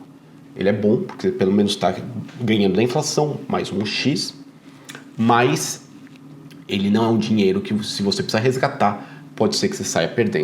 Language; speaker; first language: Portuguese; native; Portuguese